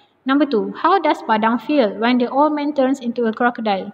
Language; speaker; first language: English; non-native, local second language; Malay